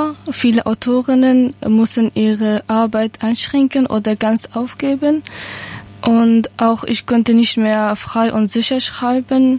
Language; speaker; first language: German; non-native, learner; Persian